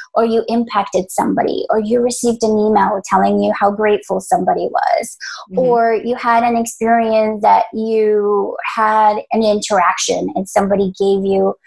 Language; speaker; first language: English; early bilingual, other home language; Spanish